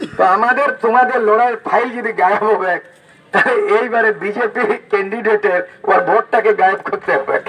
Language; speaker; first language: Bangla; non-native, local second language; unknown